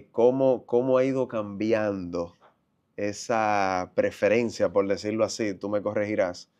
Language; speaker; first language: Spanish; native; Spanish